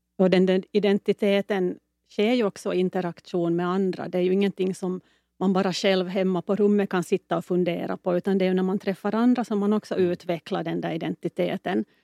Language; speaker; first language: Swedish; native; Swedish